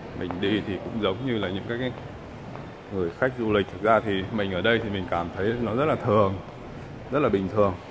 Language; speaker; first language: Vietnamese; native; Vietnamese